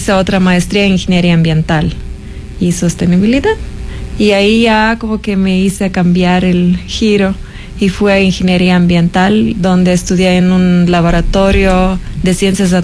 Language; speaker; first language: Spanish; non-native, fluent; Lithuanian